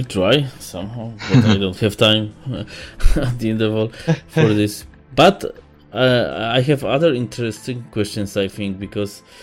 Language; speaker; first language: English; non-native, fluent; Polish